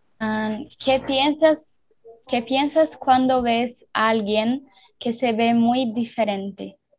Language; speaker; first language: Spanish; non-native, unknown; Portuguese